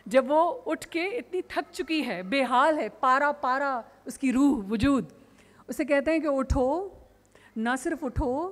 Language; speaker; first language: Urdu; non-native, local second language; Sindhi